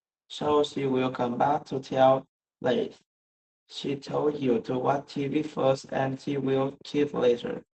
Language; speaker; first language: English; non-native, learner; Vietnamese